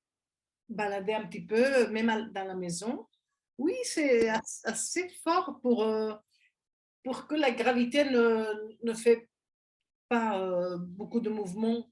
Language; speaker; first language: French; non-native, fluent; Spanish